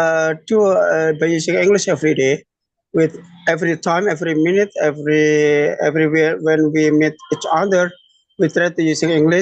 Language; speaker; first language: English; non-native, learner; Indonesian